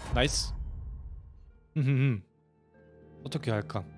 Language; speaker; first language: Korean; non-native, fluent; German